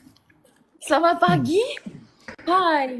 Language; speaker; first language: Indonesian; non-native, learner; Russian